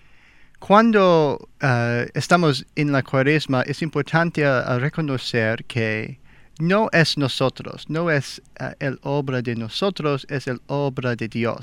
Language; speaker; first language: Spanish; non-native, learner; English